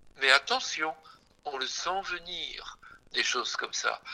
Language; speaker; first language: French; native; French